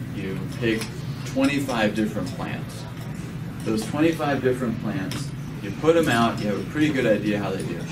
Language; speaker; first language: English; non-native, fluent; Danish